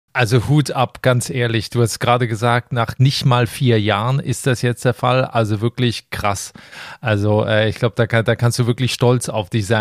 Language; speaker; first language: German; native; German